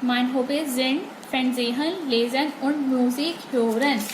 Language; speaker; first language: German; non-native, learner; Hindi